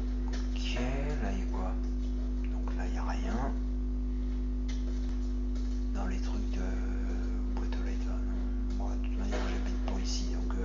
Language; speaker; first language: French; native; French